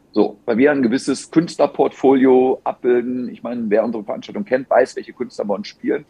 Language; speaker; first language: German; native; German